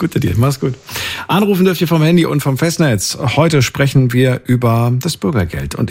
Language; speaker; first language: German; native; German